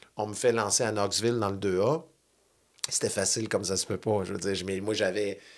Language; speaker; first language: French; native; French